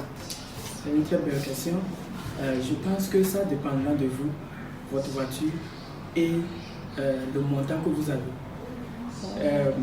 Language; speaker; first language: French; non-native, fluent; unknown